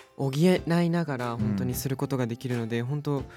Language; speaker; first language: Japanese; native; Japanese